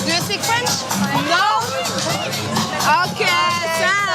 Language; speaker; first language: English; non-native, learner; French